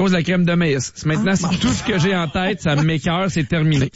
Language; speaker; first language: French; native; French